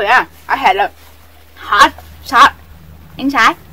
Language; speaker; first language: English; non-native, learner; Vietnamese